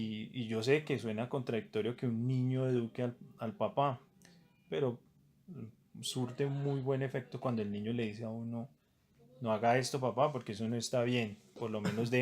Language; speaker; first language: Spanish; native; Spanish